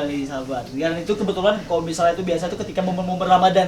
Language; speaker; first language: Indonesian; native; Indonesian